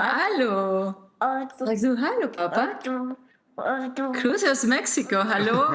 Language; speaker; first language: German; non-native, learner; Spanish